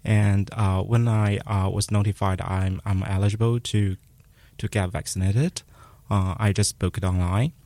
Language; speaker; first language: English; non-native, fluent; Chinese